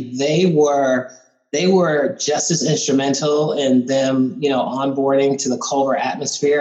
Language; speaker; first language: English; native; English